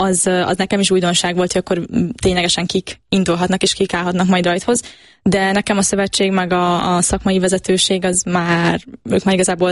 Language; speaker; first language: Hungarian; native; Hungarian